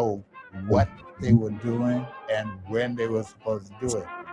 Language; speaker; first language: English; native; English